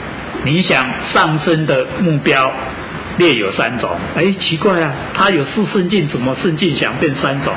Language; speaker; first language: Chinese; native; Chinese